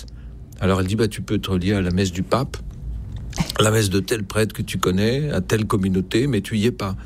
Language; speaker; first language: French; native; French